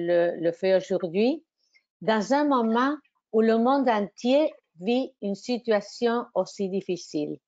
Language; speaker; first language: French; non-native, fluent; Spanish